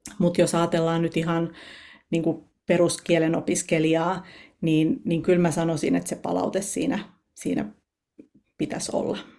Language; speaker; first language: Finnish; native; Finnish